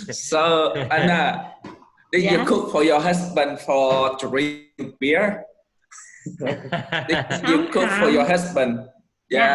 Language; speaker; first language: English; non-native, learner; Vietnamese